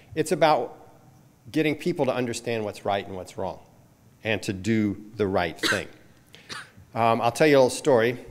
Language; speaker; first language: English; native; English